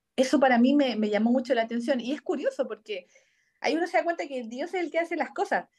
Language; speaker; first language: Spanish; native; Spanish